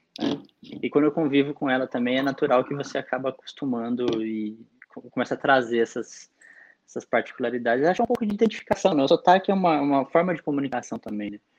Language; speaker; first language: Portuguese; native; Portuguese